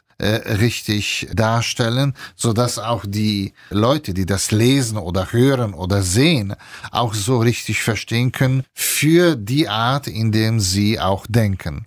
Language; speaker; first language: German; non-native, fluent; Italian